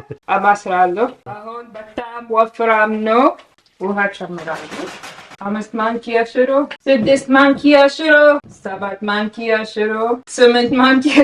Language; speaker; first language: Amharic; non-native, learner; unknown